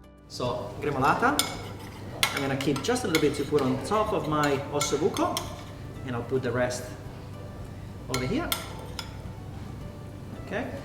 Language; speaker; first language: English; non-native, fluent; Italian